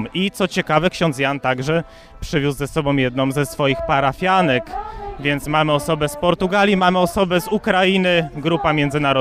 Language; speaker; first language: Polish; native; Polish